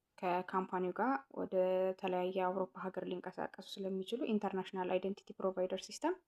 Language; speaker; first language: Amharic; non-native, local second language; Tigrinya